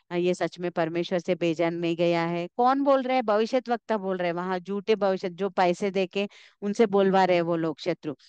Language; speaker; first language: Hindi; non-native, local second language; Telugu